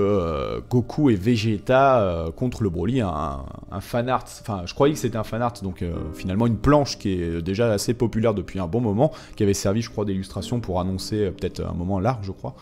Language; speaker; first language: French; native; French